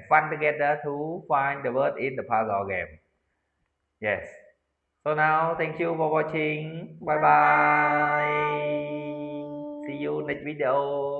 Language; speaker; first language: English; non-native, learner; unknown